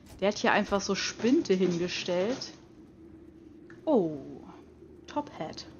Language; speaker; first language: German; native; German